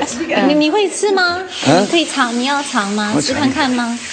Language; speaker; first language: Chinese; non-native, fluent; English